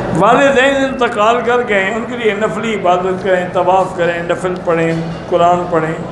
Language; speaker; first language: Urdu; native; Urdu